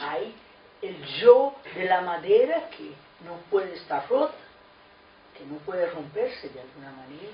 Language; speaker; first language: Spanish; non-native, fluent; Portuguese